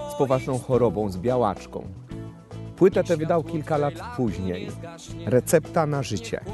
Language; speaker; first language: Polish; native; Polish